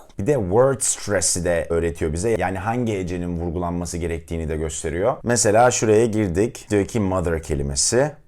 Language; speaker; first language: Turkish; native; Turkish